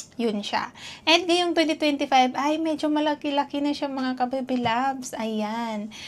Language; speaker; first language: Filipino; non-native, local second language; Cebuano